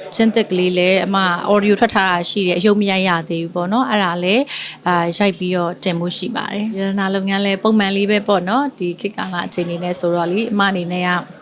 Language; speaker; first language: Burmese; native; Burmese